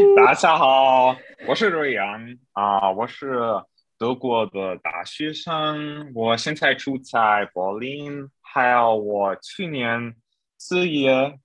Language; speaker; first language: Chinese; non-native, learner; German